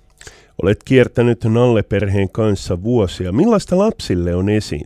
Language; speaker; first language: Finnish; native; Finnish